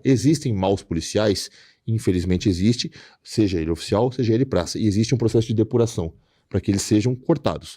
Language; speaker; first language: Portuguese; native; Portuguese